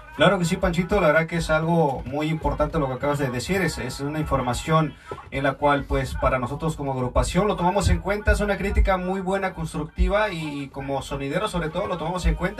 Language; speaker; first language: Spanish; native; Spanish